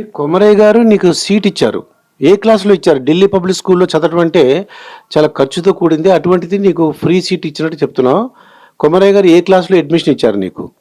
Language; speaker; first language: Telugu; native; Telugu